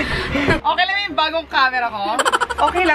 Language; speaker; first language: Filipino; native; Filipino